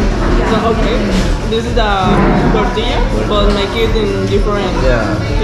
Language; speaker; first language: English; non-native, learner; Spanish